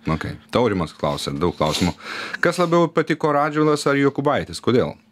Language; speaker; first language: Lithuanian; native; Lithuanian